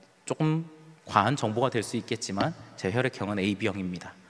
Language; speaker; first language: Korean; native; Korean